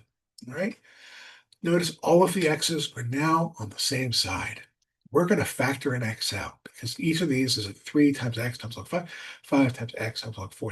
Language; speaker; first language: English; native; English